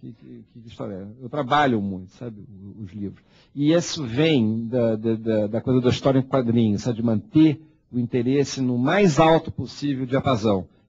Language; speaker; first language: Portuguese; early bilingual, heritage; Portuguese